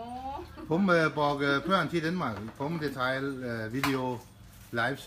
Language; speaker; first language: Thai; non-native, fluent; Danish